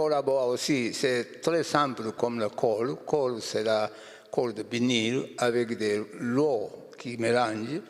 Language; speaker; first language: French; non-native, learner; Japanese